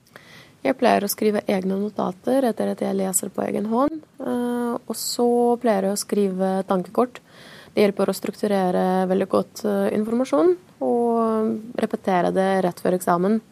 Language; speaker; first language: Norwegian; non-native, fluent; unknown